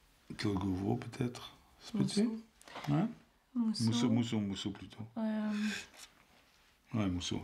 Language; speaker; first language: French; native; French